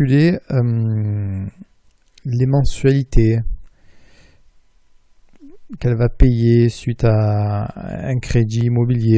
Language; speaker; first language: French; native; French